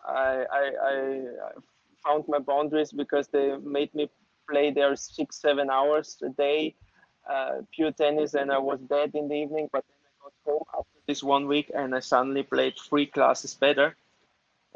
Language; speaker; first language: English; non-native, fluent; German